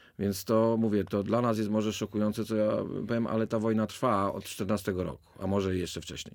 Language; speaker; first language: Polish; native; Polish